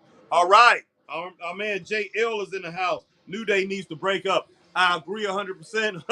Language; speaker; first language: English; native; English